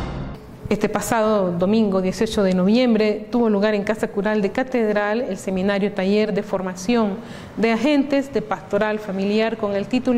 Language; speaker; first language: Spanish; native; Spanish